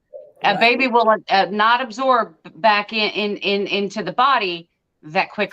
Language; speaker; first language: English; native; English